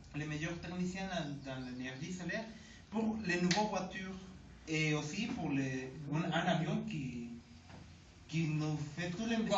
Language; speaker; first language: French; non-native, learner; Spanish